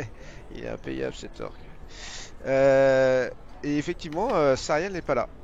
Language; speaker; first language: French; native; French